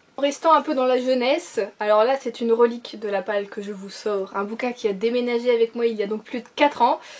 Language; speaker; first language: French; native; French